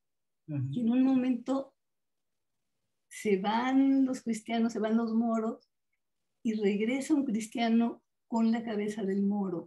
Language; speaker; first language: Spanish; native; Spanish